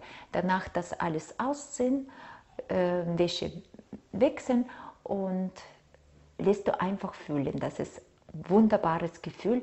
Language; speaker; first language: German; non-native, fluent; Russian